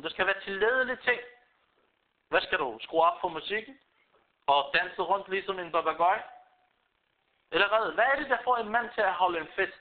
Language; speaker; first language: Danish; early bilingual, other home language; Arabic